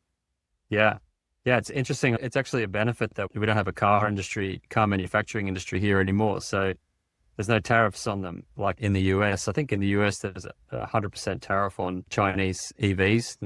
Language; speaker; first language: English; native; English